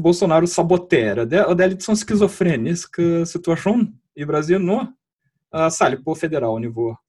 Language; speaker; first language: Norwegian; non-native, fluent; Portuguese